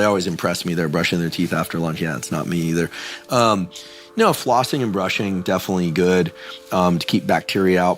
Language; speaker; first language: English; native; English